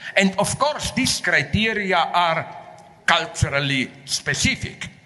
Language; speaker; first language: English; non-native, fluent; Slovenian